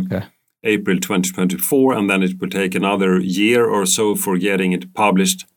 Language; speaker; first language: English; non-native, fluent; Swedish